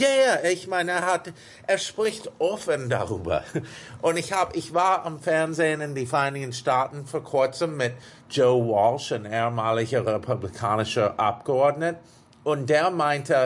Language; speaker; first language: German; non-native, fluent; English